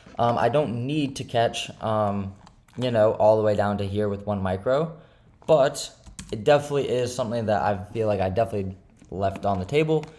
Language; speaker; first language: English; native; English